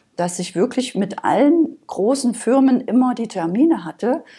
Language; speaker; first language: German; native; German